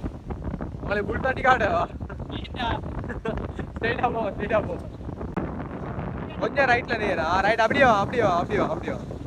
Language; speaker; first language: Tamil; native; Tamil